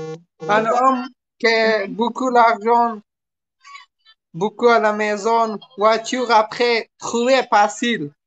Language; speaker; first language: French; non-native, learner; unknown